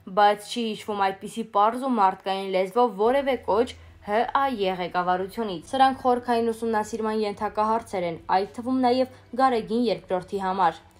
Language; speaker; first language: Armenian; native; Armenian